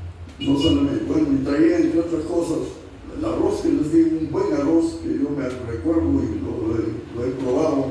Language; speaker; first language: Spanish; native; Spanish